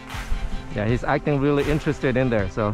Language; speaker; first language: English; native; English